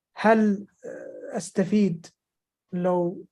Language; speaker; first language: Arabic; non-native, fluent; English